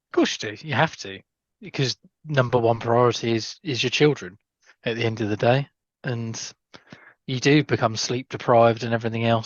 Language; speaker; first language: English; native; English